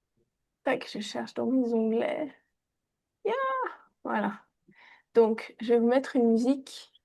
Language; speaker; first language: French; native; French